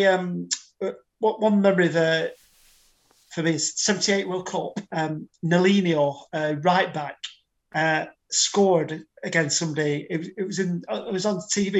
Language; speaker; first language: English; native; English